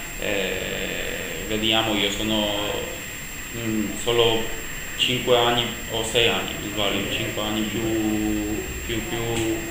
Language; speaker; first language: Italian; non-native, learner; Polish